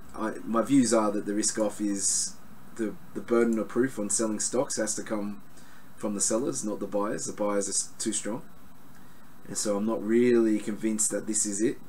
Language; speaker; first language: English; native; English